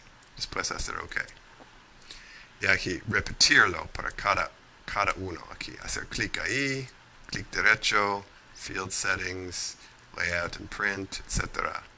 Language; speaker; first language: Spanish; non-native, fluent; English